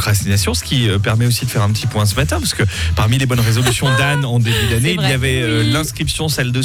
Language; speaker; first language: French; native; French